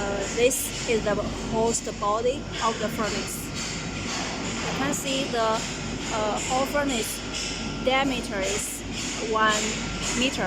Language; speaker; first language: English; non-native, learner; Chinese